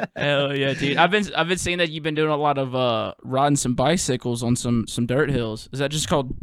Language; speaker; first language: English; native; English